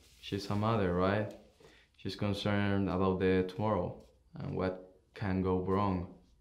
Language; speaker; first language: English; non-native, fluent; Spanish